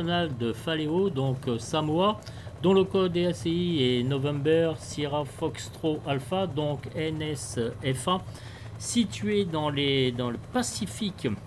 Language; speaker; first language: French; native; French